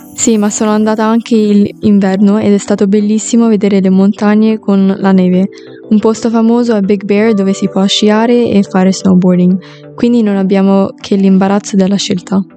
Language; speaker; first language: Italian; early bilingual, heritage; Italian